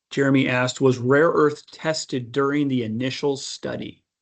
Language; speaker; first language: English; native; English